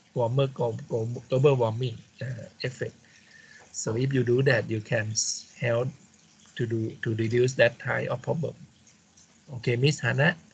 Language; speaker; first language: English; non-native, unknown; Thai